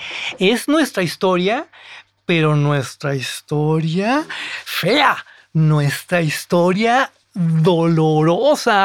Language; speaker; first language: Spanish; native; Spanish